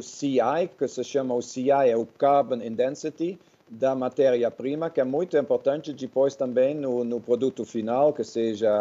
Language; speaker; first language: Portuguese; non-native, fluent; Dutch